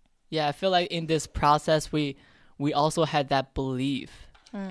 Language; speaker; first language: English; non-native, fluent; Chinese